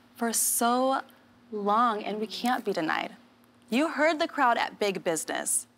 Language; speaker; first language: English; native; English